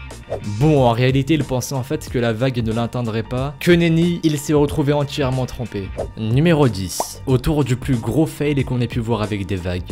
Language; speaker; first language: French; native; French